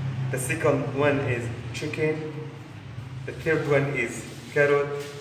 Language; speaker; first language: English; non-native, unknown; Arabic